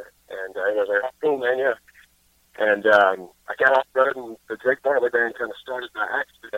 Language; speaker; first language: English; native; English